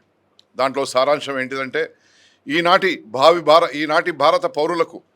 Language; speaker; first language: Telugu; native; Telugu